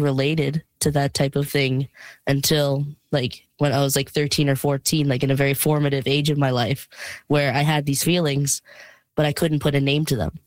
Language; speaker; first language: English; native; English